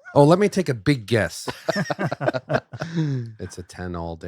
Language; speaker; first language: English; native; English